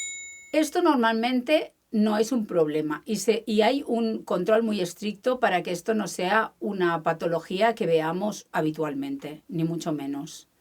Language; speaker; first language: Spanish; native; Spanish